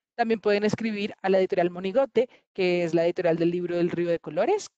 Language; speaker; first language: Spanish; native; Spanish